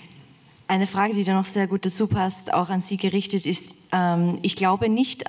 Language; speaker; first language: German; native; German